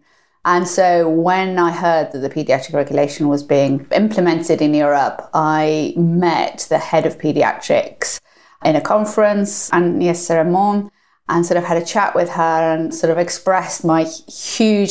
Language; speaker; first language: English; native; English